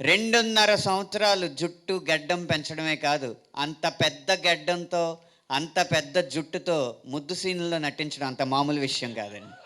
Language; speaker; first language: Telugu; native; Telugu